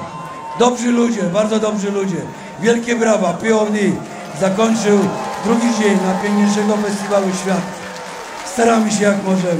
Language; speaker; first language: Polish; native; Polish